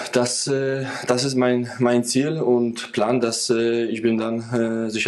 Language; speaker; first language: German; non-native, fluent; Polish